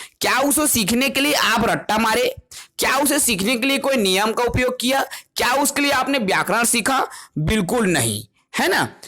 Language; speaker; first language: Hindi; non-native, local second language; Chhattisgarhi